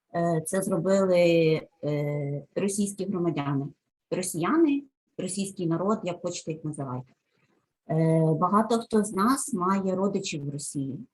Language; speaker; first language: Ukrainian; native; Ukrainian